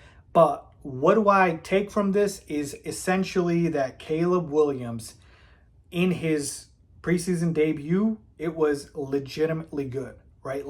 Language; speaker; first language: English; native; English